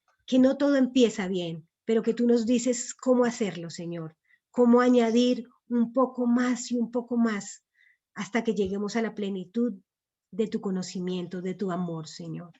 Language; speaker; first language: Spanish; native; Spanish